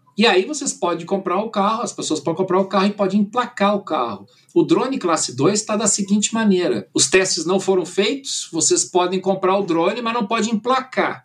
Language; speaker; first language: Portuguese; early bilingual, other home language; German